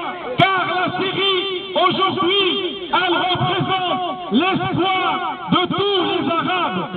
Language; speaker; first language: French; non-native, fluent; Arabic